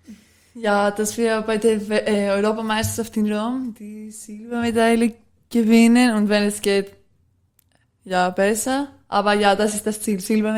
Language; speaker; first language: German; non-native, fluent; Greek